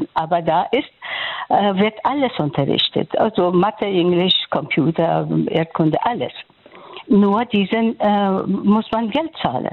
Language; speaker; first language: German; non-native, fluent; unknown